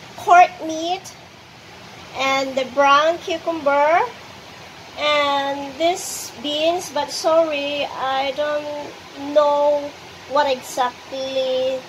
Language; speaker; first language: English; non-native, local second language; Filipino